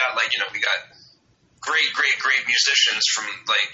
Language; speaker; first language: English; non-native, fluent; French